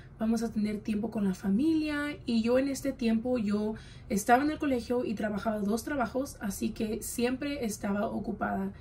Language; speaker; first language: Spanish; early bilingual, heritage; Spanish